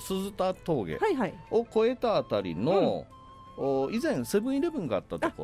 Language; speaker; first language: Japanese; native; Japanese